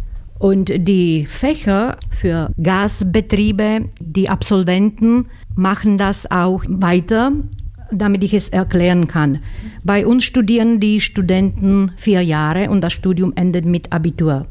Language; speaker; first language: German; non-native, fluent; Slovak